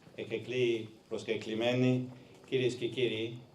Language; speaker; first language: Greek; non-native, learner; English